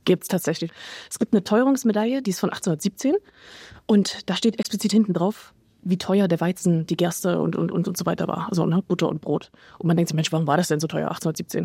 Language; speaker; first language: German; native; German